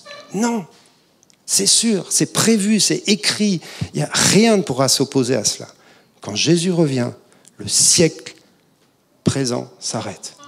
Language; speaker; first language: French; native; French